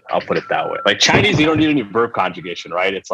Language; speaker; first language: English; early bilingual, other home language; Telugu